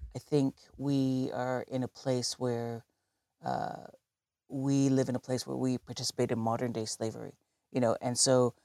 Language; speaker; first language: English; native; English